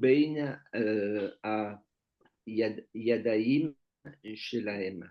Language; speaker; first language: Hebrew; non-native, learner; French